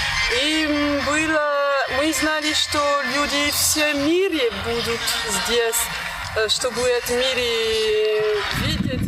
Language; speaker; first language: Russian; non-native, learner; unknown